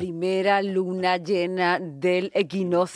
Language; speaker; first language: Spanish; native; Spanish